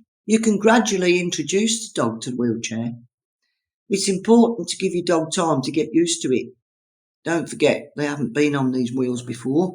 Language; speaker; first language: English; native; English